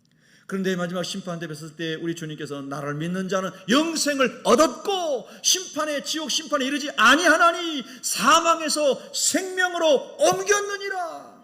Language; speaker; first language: Korean; native; Korean